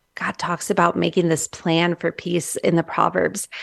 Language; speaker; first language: English; native; English